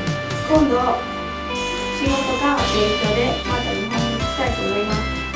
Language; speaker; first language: Japanese; non-native, learner; English